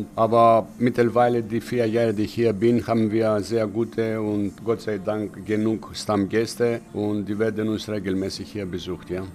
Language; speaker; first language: German; non-native, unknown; Greek